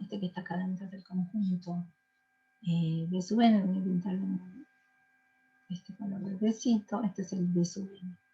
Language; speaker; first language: Spanish; native; Spanish